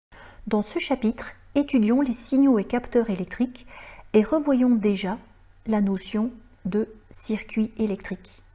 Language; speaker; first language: French; native; French